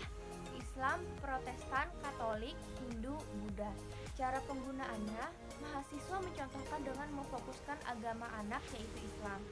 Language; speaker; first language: Indonesian; native; Indonesian